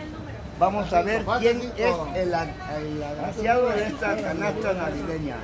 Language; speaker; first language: Spanish; native; Spanish